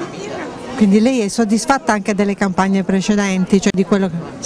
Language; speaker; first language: Italian; native; Italian